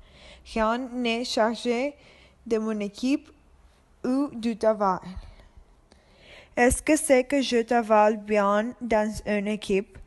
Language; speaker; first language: French; non-native, learner; Spanish